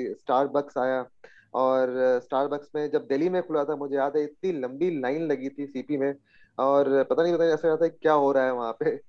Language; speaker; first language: Hindi; native; Hindi